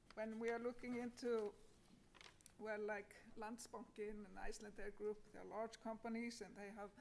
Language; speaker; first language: English; non-native, fluent; Icelandic